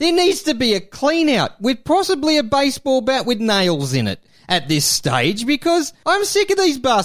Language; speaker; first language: English; native; English